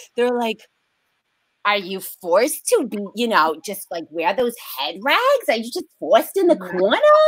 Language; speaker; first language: English; native; English